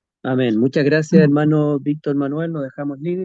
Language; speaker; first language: Spanish; native; Spanish